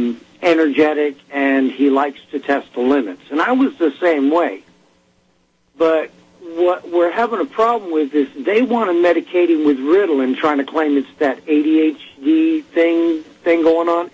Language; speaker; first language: English; native; English